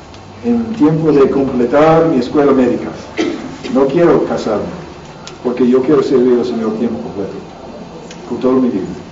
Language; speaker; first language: Spanish; non-native, learner; English